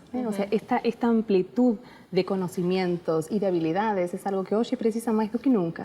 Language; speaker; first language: Portuguese; non-native, fluent; Spanish